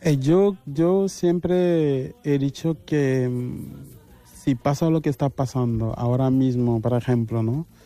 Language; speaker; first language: Spanish; non-native, fluent; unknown